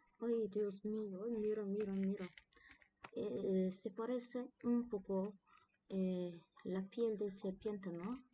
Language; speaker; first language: Spanish; non-native, learner; Turkish